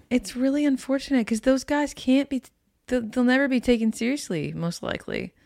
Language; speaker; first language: English; native; English